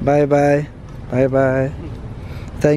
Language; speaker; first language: English; non-native, fluent; French